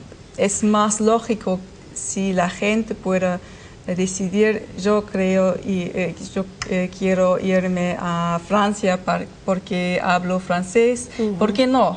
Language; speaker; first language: Spanish; non-native, fluent; German